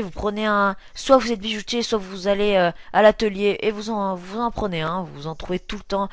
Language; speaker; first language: French; native; French